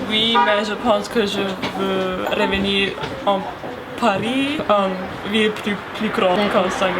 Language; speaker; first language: French; non-native, learner; German